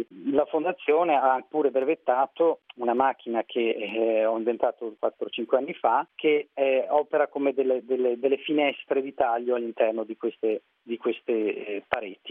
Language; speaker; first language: Italian; native; Italian